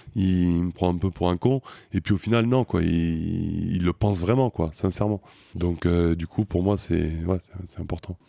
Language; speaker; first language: French; native; French